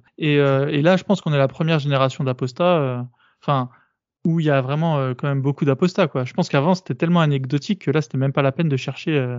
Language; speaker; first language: French; native; French